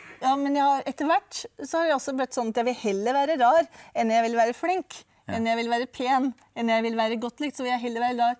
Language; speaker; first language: Norwegian; native; Norwegian